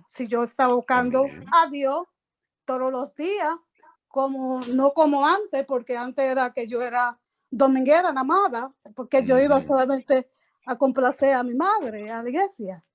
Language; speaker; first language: Spanish; early bilingual, heritage; Spanish